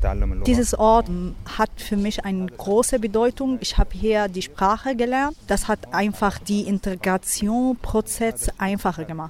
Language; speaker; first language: German; non-native, learner; Arabic